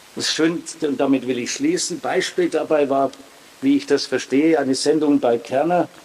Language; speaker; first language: German; native; German